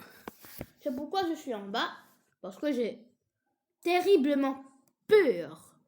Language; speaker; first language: French; non-native, fluent; English